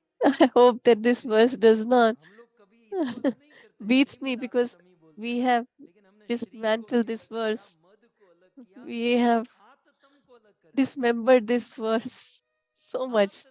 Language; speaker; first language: English; non-native, local second language; Hindi